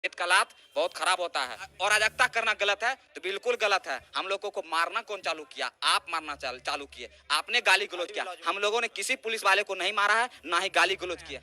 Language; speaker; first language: Hindi; native; Hindi